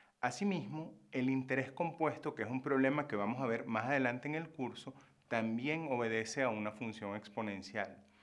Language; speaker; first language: Spanish; native; Spanish